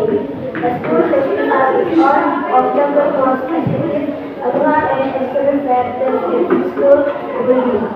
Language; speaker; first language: English; non-native, learner; Indonesian